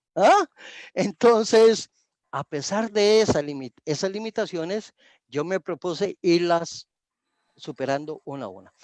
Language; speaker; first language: Spanish; native; Spanish